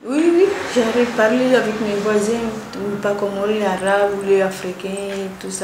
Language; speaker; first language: French; non-native, learner; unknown